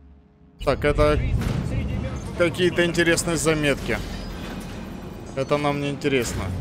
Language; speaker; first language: Russian; native; Russian